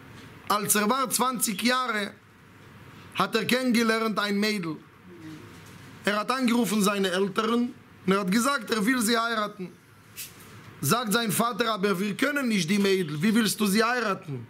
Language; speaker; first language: German; non-native, fluent; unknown